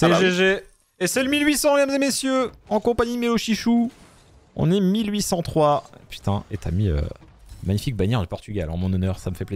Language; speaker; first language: French; native; French